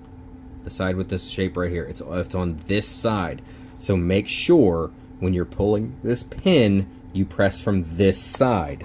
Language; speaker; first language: English; native; English